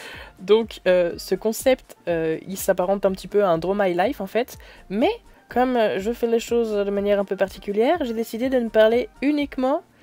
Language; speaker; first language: French; native; French